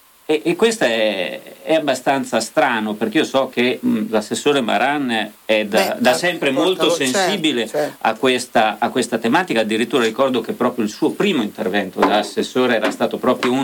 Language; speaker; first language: Italian; native; Italian